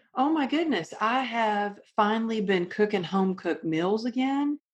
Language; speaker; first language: English; native; English